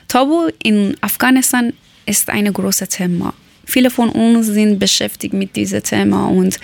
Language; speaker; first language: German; non-native, learner; Persian